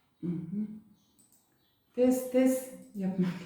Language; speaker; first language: Turkish; non-native, learner; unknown